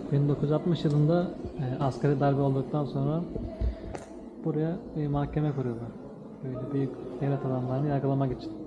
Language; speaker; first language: Turkish; native; Turkish